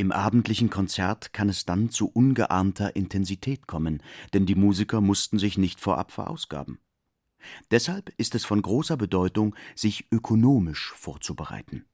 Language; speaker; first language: German; native; German